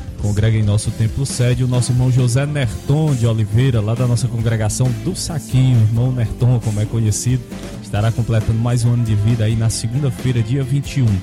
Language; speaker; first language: Portuguese; native; Portuguese